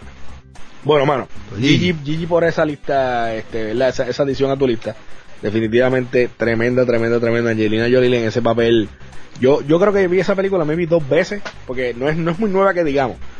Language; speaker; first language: Spanish; native; Spanish